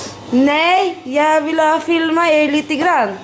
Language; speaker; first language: Swedish; non-native, learner; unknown